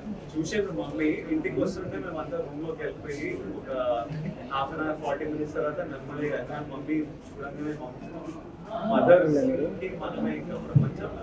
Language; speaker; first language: Telugu; native; Telugu